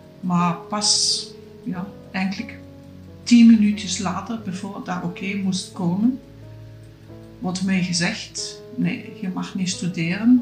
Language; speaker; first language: Dutch; non-native, fluent; German